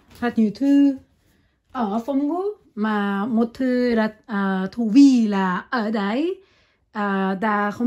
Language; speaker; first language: Vietnamese; non-native, learner; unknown